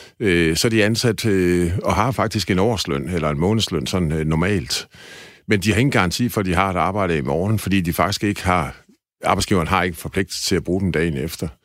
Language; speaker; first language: Danish; native; Danish